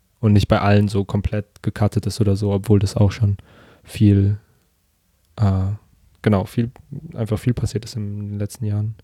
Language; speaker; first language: German; early bilingual, other home language; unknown